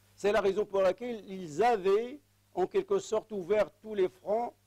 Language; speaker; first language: French; non-native, local second language; Arabic